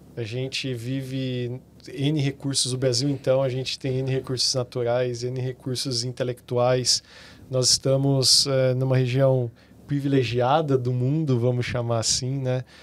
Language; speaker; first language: Portuguese; native; Portuguese